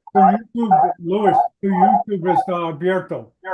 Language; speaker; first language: Spanish; non-native, learner; English